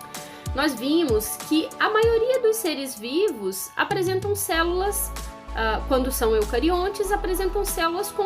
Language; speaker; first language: Portuguese; native; Portuguese